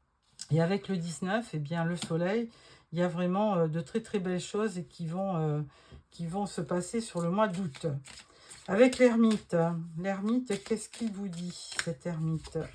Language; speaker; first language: French; native; French